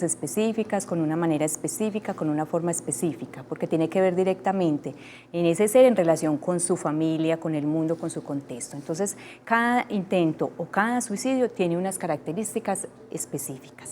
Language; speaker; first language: Spanish; native; Spanish